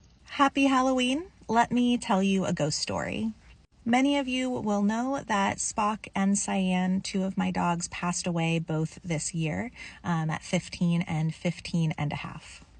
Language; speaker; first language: English; native; English